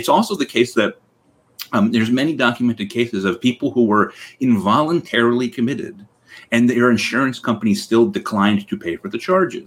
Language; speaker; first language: English; native; English